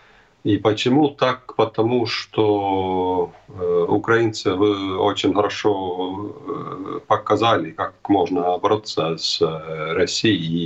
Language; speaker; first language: Russian; non-native, fluent; Estonian